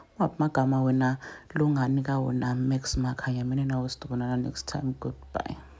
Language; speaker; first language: Zulu; native; Zulu